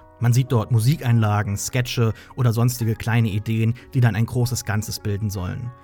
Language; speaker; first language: German; native; German